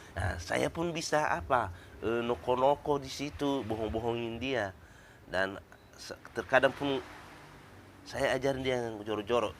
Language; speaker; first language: Indonesian; native; Indonesian